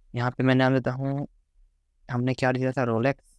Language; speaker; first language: Hindi; native; Hindi